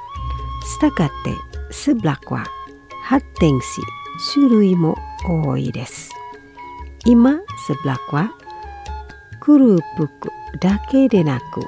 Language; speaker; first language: Japanese; non-native, fluent; Indonesian